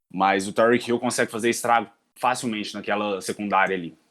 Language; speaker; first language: Portuguese; native; Portuguese